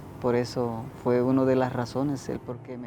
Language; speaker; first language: Spanish; native; Spanish